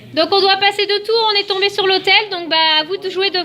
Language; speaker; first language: French; native; French